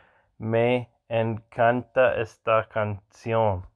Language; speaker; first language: Spanish; non-native, learner; English